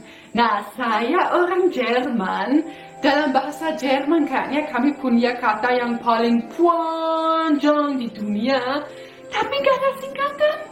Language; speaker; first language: Indonesian; non-native, fluent; German